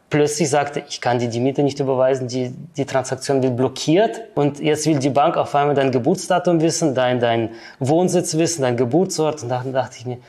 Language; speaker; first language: German; non-native, fluent; Russian